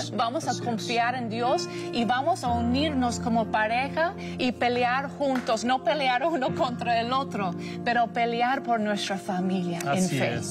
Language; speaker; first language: Spanish; non-native, fluent; English